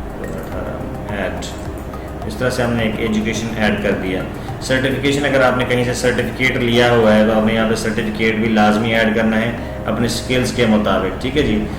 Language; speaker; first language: Urdu; non-native, local second language; Punjabi